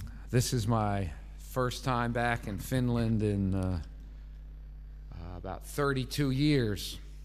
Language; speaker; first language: English; native; English